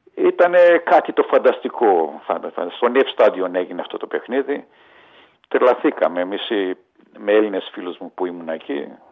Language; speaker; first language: Greek; early bilingual, heritage; Greek